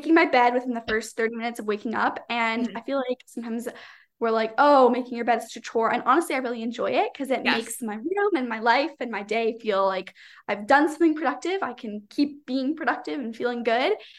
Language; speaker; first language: English; native; English